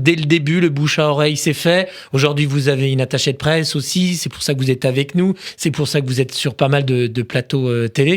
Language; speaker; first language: French; native; French